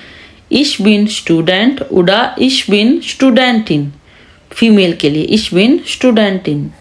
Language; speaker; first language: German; non-native, fluent; Urdu